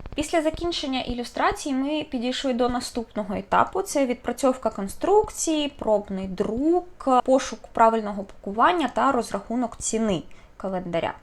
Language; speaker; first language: Ukrainian; non-native, local second language; Russian